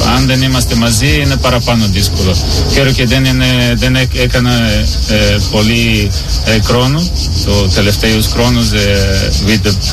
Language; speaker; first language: Greek; non-native, learner; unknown